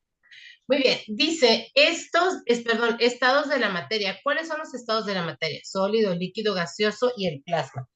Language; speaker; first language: Spanish; native; Spanish